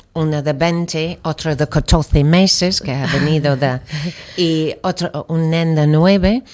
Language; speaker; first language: Spanish; non-native, fluent; English